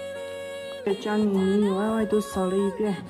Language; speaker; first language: Chinese; non-native, local second language; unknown